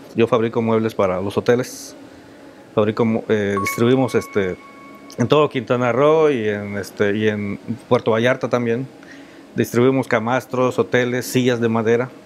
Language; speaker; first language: Spanish; native; Spanish